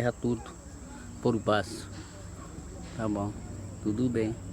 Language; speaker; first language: Portuguese; non-native, local second language; Yanomámi